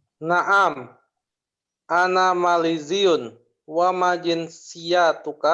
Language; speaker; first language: Arabic; non-native, learner; Malay